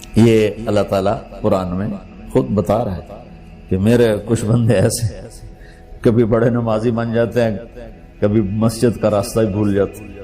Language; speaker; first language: Urdu; non-native, local second language; Punjabi